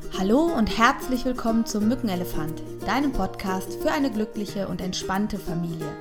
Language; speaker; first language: German; native; German